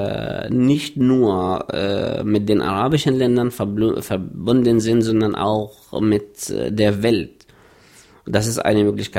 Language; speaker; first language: German; non-native, fluent; Arabic